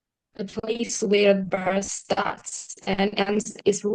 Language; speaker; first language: English; non-native, learner; Vietnamese